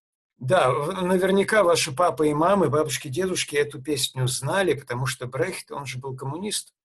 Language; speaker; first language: Russian; native; Russian